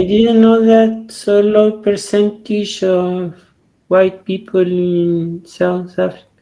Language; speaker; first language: English; non-native, learner; Spanish